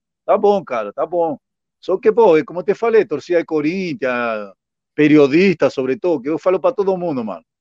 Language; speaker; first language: Portuguese; non-native, fluent; Spanish